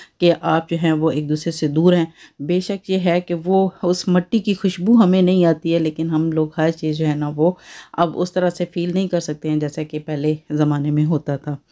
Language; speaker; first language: Urdu; native; Urdu